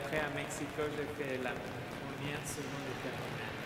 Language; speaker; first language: French; non-native, fluent; Spanish